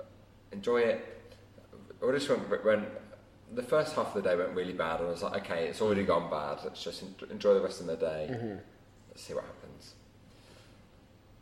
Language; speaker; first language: English; native; English